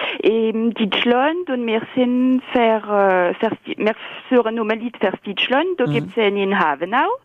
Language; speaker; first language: German; non-native, local second language; French